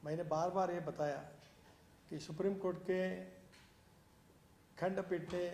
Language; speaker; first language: Hindi; non-native, local second language; Marathi